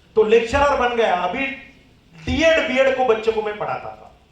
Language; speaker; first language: Hindi; non-native, local second language; Marathi